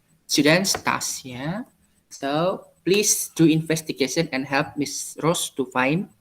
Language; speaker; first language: English; non-native, learner; Indonesian